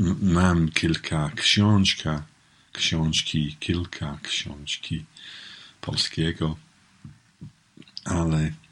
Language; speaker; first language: Polish; non-native, learner; English